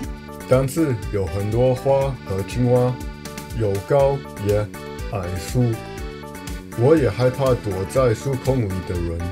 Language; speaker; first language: Chinese; non-native, learner; English